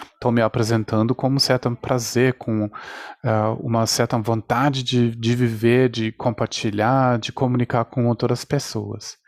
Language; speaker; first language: Portuguese; non-native, fluent; German